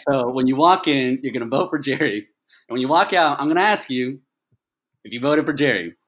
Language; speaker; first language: English; early bilingual, other home language; Chinese